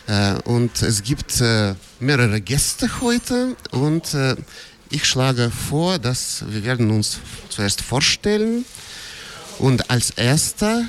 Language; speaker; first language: German; non-native, learner; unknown